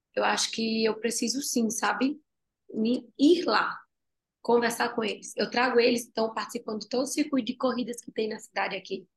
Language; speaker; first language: Portuguese; native; Portuguese